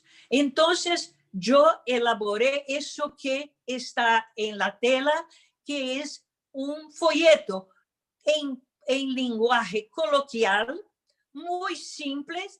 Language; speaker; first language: Spanish; non-native, fluent; Portuguese